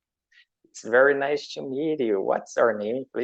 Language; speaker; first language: English; non-native, learner; Portuguese